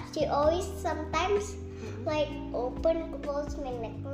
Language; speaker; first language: English; non-native, learner; Indonesian